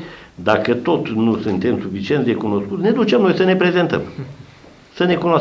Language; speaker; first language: Romanian; native; Romanian